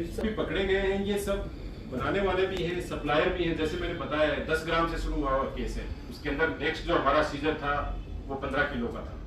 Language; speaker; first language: Hindi; non-native, local second language; Marathi